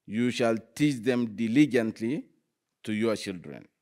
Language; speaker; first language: English; non-native, fluent; Arabic